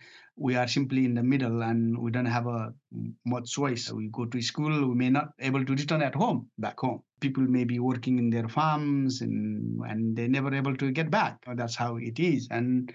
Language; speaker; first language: English; non-native, fluent; Nepali